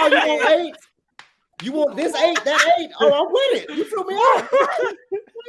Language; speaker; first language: English; native; English